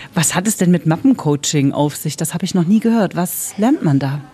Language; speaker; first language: German; native; German